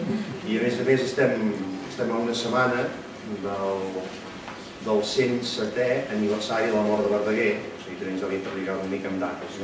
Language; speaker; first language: Catalan; native; Catalan